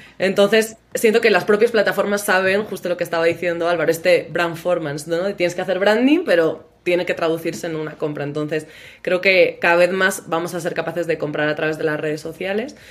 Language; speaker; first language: Spanish; native; Spanish